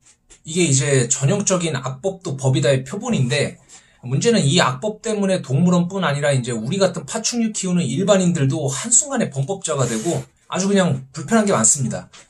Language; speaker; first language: Korean; native; Korean